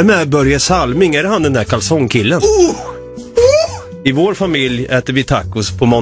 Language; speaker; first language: Swedish; native; Swedish